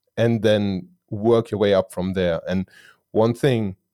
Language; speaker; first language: English; non-native, fluent; German